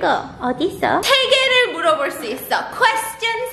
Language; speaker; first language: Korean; early bilingual, heritage; English